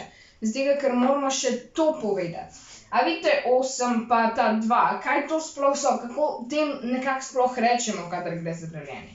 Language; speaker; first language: Slovenian; native; Slovenian